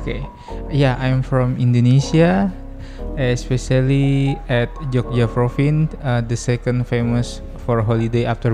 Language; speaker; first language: English; non-native, learner; Indonesian